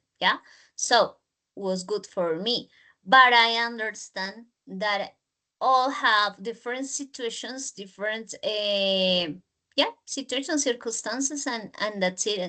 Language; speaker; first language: English; non-native, learner; Spanish